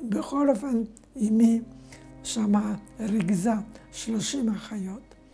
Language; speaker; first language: Hebrew; non-native, fluent; Polish